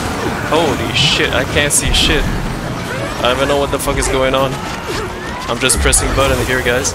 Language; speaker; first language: English; non-native, fluent; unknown